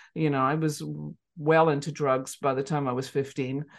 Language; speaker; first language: English; native; English